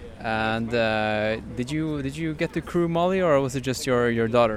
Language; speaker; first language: English; non-native, fluent; Norwegian